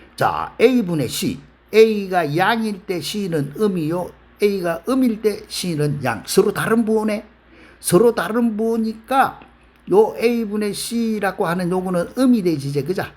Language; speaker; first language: Korean; native; Korean